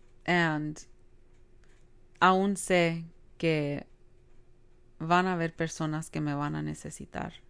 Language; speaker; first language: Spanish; early bilingual, heritage; Spanish